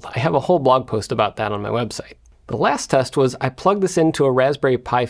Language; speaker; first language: English; native; English